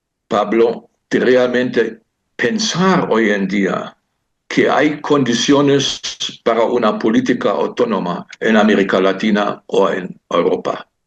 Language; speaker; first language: Spanish; non-native, fluent; German